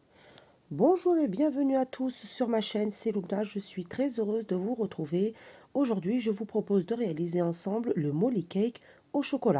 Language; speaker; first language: French; native; French